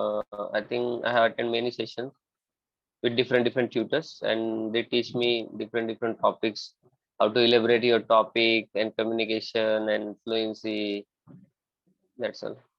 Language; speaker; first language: English; non-native, local second language; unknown